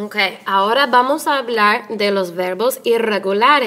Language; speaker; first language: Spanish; non-native, fluent; English